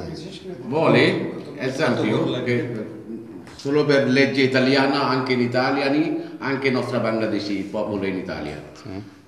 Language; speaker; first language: Italian; non-native, learner; Bangla